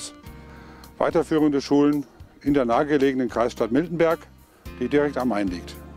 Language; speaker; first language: German; native; German